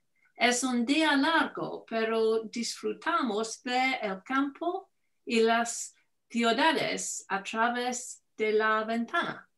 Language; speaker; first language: Spanish; non-native, learner; English